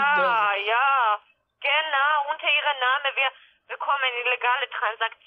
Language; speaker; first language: German; non-native, learner; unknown